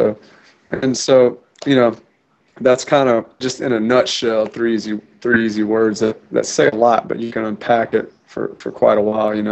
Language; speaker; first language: English; native; English